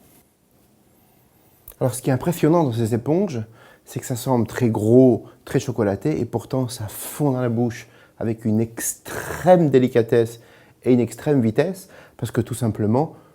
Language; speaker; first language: French; native; French